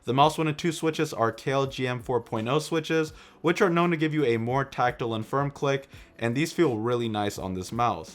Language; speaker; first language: English; native; English